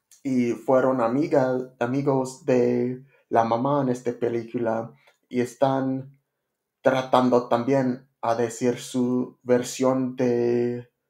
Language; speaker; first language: Spanish; non-native, learner; English